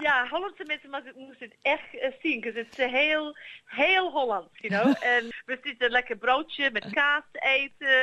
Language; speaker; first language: Dutch; early bilingual, heritage; Dutch